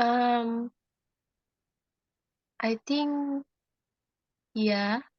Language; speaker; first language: English; non-native, learner; Indonesian